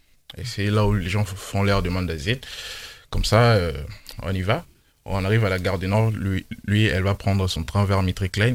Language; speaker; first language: French; non-native, local second language; Lingala